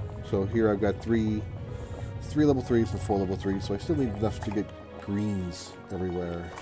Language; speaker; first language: English; native; English